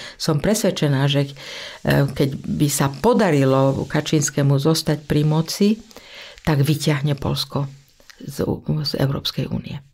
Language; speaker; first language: Slovak; native; Slovak